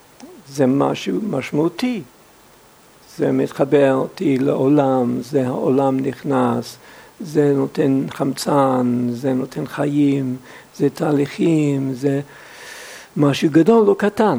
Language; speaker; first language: Hebrew; non-native, fluent; English